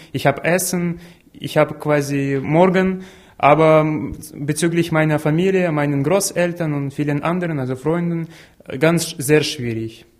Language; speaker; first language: German; non-native, fluent; Ukrainian